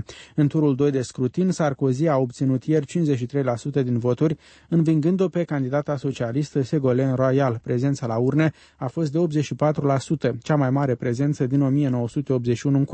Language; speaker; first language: Romanian; native; Romanian